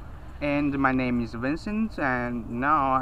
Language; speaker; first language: English; non-native, learner; Chinese